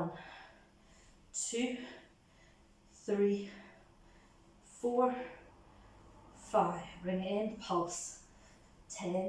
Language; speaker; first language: English; native; English